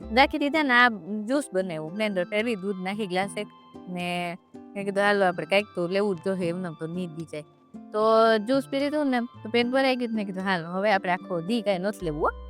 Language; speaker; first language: Gujarati; native; Gujarati